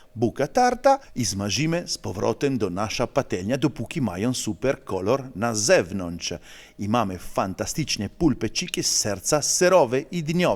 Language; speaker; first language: Polish; non-native, learner; Italian